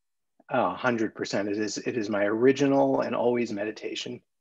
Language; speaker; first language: English; native; English